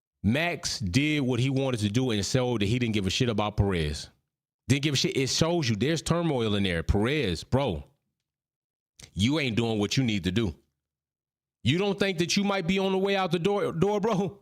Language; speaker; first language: English; native; English